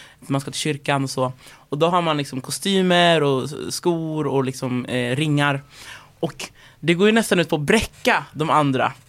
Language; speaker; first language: Swedish; early bilingual, other home language; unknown